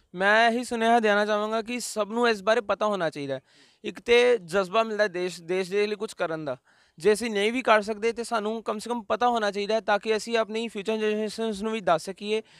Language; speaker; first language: Punjabi; native; Punjabi